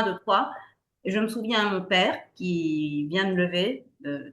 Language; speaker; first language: French; non-native, fluent; Spanish